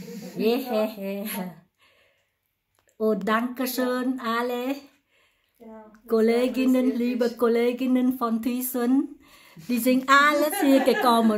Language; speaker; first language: German; non-native, learner; Vietnamese